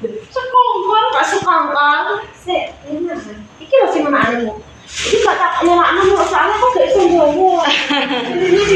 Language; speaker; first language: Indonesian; non-native, local second language; Javanese